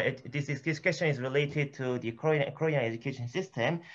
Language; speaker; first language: English; non-native, fluent; Korean